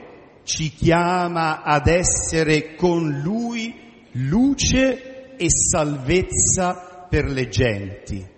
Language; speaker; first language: Italian; native; Italian